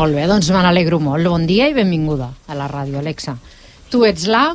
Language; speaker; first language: Catalan; native; Catalan